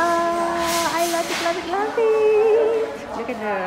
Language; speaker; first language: English; non-native, learner; Indonesian